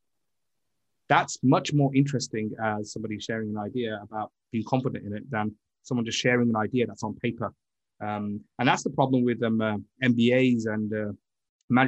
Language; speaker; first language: English; native; English